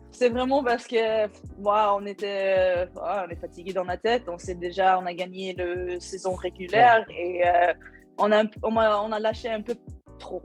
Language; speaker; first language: French; non-native, learner; Swedish